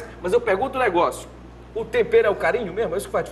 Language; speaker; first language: Portuguese; native; Portuguese